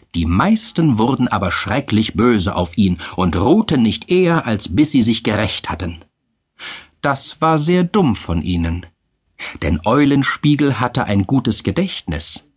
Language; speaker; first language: German; native; German